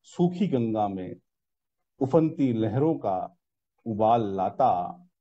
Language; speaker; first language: Hindi; non-native, local second language; Rajasthani